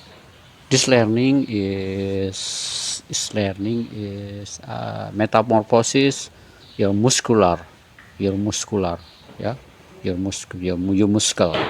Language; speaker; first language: English; non-native, learner; Indonesian